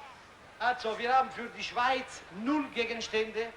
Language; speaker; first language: German; native; German